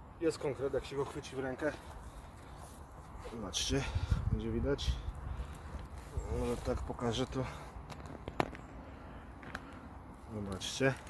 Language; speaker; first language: Polish; native; Polish